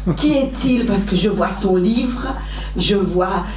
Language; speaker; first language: French; early bilingual, other home language; Arabic